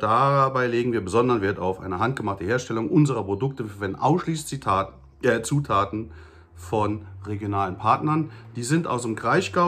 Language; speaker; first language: German; native; German